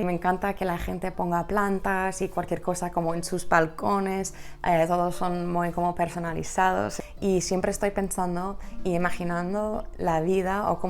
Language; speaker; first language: Spanish; non-native, fluent; English